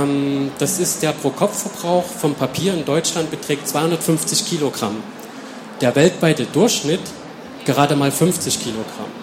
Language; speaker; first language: German; native; German